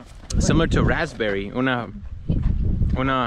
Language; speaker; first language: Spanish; non-native, fluent; English